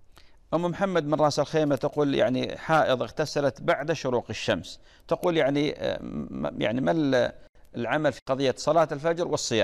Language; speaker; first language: Arabic; native; Arabic